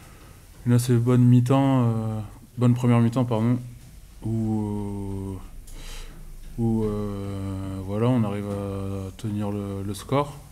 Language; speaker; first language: French; native; French